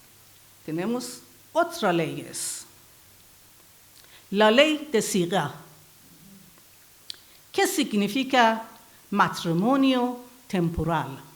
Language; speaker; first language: Spanish; non-native, learner; Persian